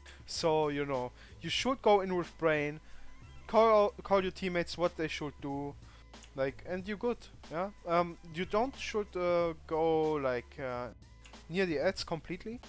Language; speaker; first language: English; non-native, fluent; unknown